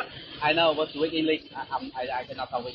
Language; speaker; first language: English; non-native, learner; Vietnamese